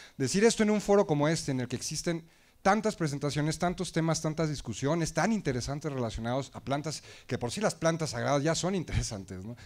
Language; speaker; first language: Spanish; native; Spanish